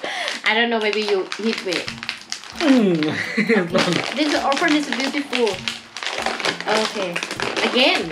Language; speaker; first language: English; non-native, learner; Thai